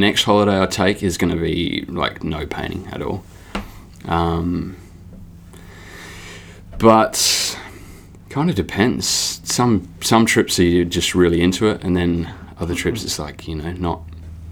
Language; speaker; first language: English; native; English